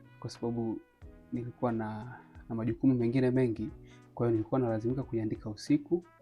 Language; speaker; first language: Swahili; native; Swahili